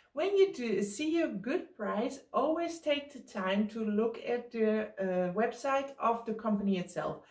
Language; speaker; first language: English; non-native, fluent; Dutch